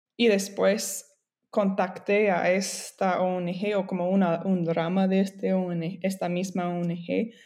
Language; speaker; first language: Spanish; non-native, fluent; English